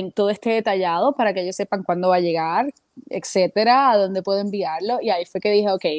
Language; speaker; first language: Spanish; native; Spanish